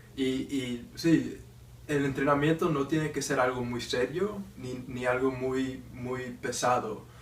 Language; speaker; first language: Spanish; non-native, learner; English